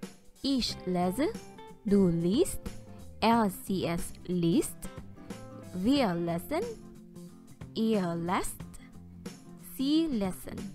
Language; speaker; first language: German; non-native, fluent; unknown